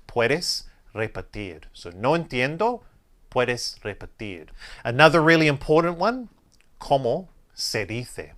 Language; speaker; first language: Spanish; non-native, fluent; English